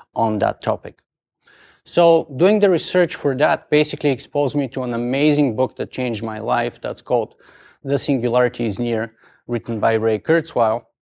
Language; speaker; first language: English; non-native, fluent; Bulgarian